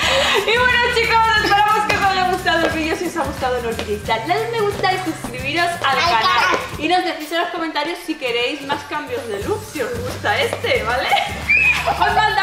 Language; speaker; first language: Spanish; native; Spanish